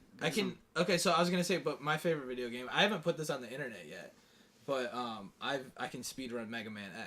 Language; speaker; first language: English; native; English